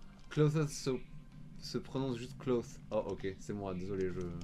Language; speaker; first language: French; native; French